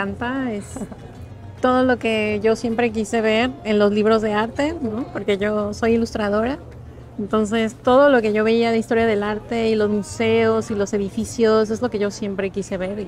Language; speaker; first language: Spanish; native; Spanish